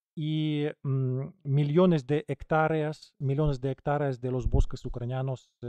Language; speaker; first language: Spanish; non-native, fluent; Ukrainian